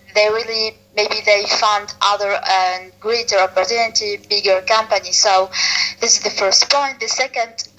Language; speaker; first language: English; non-native, fluent; Arabic